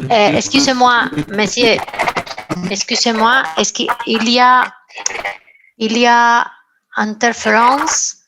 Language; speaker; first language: French; non-native, learner; Spanish